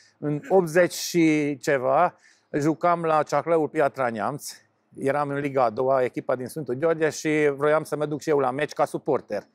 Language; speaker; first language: Romanian; non-native, local second language; Hungarian